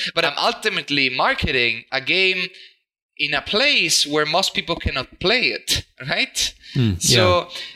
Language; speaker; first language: English; non-native, fluent; Italian